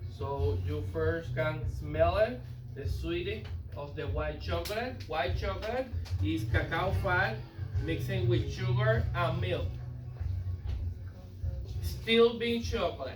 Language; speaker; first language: English; non-native, learner; Spanish